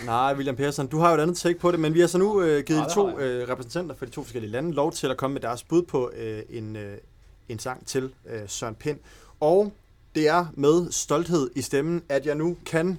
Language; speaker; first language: Danish; native; Danish